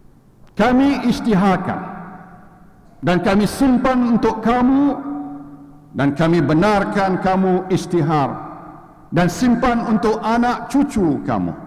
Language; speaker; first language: Malay; native; Malay